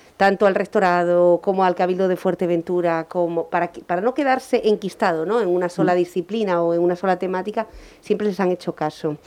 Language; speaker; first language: Spanish; native; Spanish